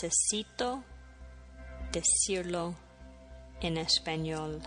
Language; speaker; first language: Spanish; non-native, fluent; English